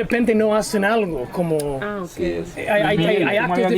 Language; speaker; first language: Spanish; non-native, learner; English